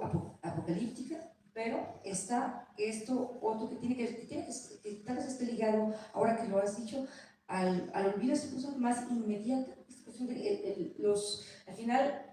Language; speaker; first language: Spanish; native; Spanish